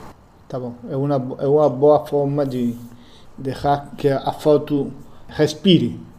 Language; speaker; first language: Portuguese; non-native, learner; Spanish